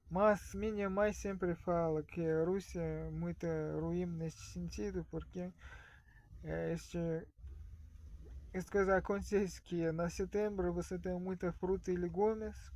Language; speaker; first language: Portuguese; non-native, fluent; Russian